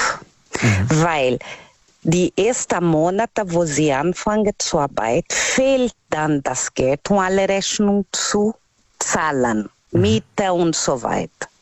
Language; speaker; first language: German; non-native, learner; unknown